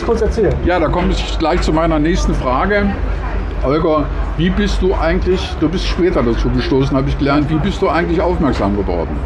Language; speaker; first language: German; native; German